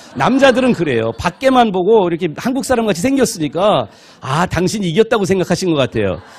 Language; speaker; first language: Korean; native; Korean